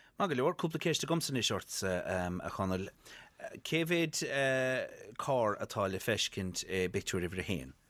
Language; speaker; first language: Irish; native; Irish